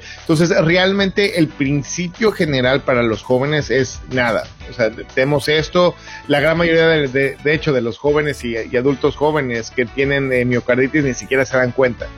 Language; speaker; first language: Spanish; native; Spanish